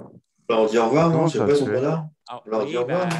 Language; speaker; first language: French; native; French